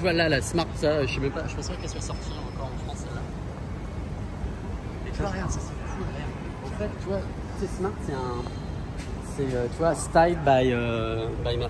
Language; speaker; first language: French; native; French